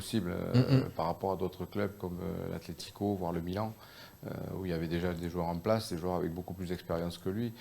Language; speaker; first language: French; native; French